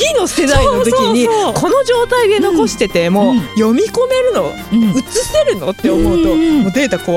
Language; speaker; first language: Japanese; native; Japanese